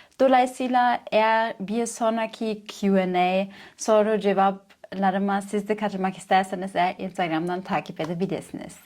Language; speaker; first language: Turkish; non-native, fluent; German